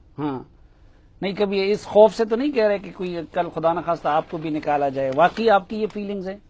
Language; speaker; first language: Urdu; non-native, local second language; Pashto